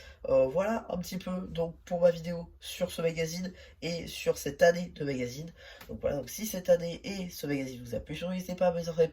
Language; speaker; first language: French; native; French